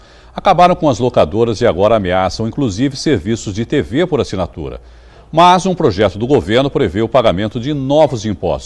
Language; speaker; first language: Portuguese; native; Portuguese